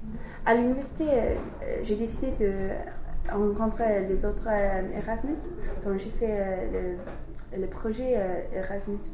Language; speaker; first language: French; non-native, learner; English